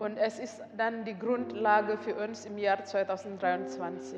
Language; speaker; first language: German; non-native, learner; Indonesian